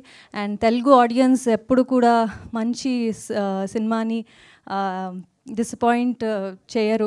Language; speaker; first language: Telugu; non-native, learner; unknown